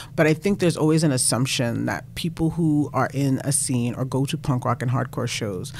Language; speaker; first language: English; native; English